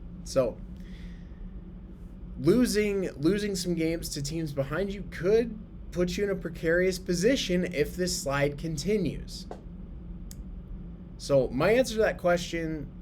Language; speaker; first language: English; native; English